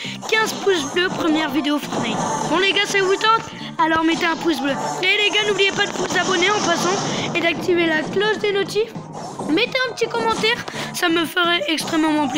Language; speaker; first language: French; native; French